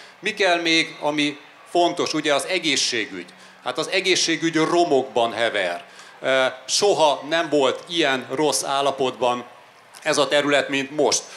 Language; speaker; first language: Hungarian; native; Hungarian